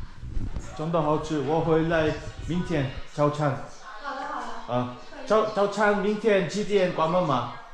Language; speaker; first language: Chinese; non-native, learner; Korean